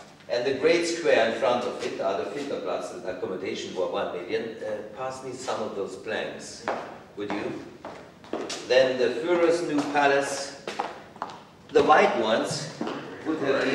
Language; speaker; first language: English; non-native, fluent; German